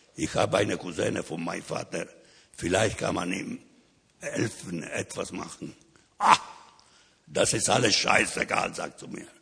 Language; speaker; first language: German; non-native, learner; Ladino